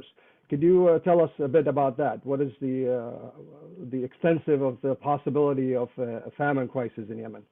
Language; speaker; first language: English; non-native, fluent; Arabic